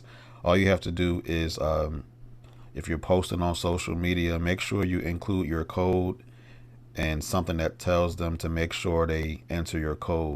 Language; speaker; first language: English; native; English